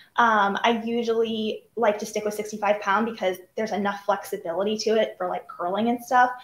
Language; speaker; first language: English; native; English